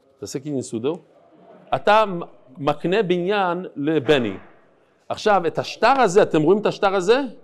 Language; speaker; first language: Hebrew; non-native, fluent; English